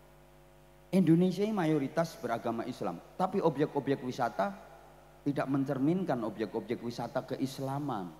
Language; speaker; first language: Indonesian; non-native, local second language; Javanese